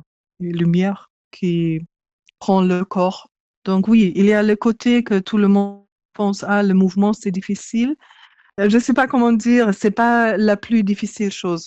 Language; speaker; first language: French; non-native, learner; English